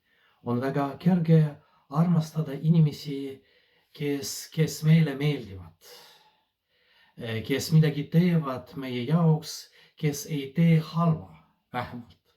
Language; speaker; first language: Estonian; non-native, fluent; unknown